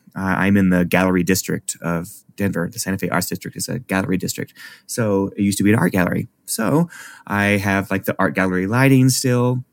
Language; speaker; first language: English; native; English